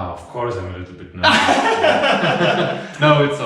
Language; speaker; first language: English; non-native, fluent; German